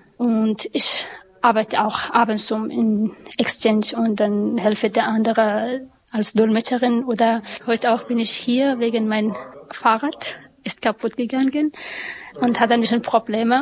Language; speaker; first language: German; non-native, learner; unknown